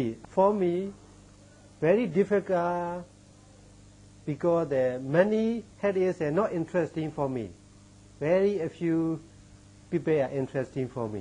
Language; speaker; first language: English; non-native, learner; Burmese